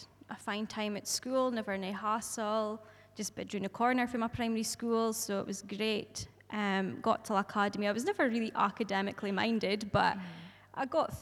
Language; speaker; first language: English; native; English